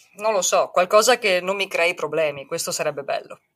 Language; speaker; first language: Italian; native; Italian